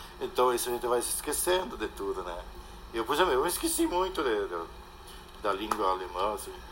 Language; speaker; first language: Portuguese; non-native, local second language; German